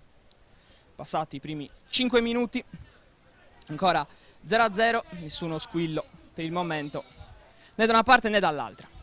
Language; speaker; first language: Italian; native; Italian